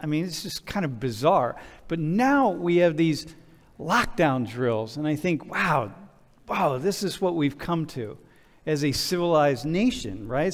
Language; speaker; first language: English; native; English